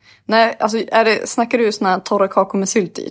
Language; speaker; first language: Swedish; native; Swedish